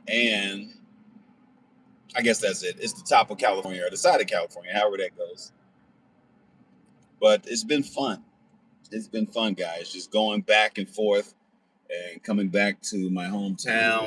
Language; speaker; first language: English; native; English